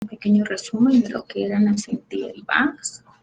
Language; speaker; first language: Spanish; native; Spanish